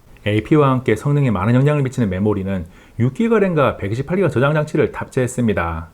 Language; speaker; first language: Korean; native; Korean